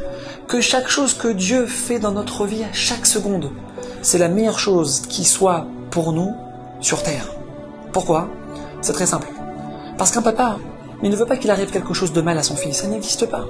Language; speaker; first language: French; native; French